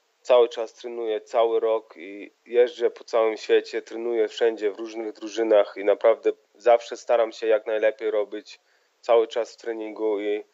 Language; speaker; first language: Polish; early bilingual, heritage; Polish